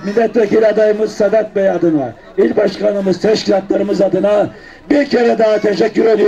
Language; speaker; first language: Turkish; native; Turkish